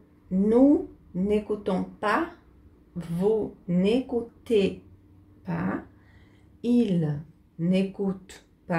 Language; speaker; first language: French; non-native, fluent; Portuguese